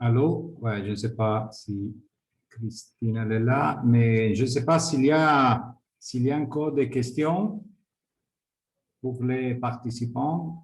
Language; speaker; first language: French; non-native, fluent; Spanish